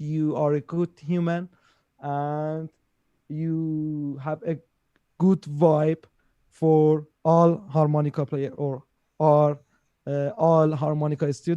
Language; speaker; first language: English; non-native, learner; Persian